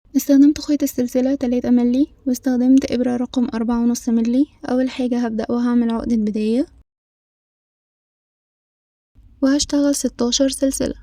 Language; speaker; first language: Arabic; native; Arabic